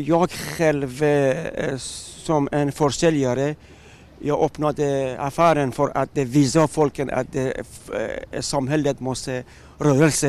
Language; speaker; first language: Swedish; non-native, learner; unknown